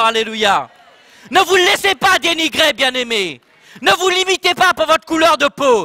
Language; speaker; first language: French; non-native, local second language; Morisyen